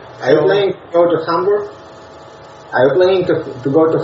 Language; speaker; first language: English; non-native, learner; Russian